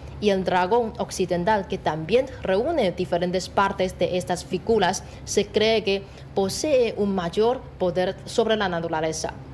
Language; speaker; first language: Spanish; non-native, fluent; Chinese